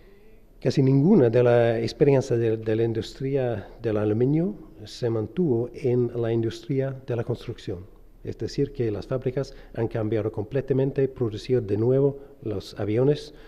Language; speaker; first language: Spanish; non-native, fluent; English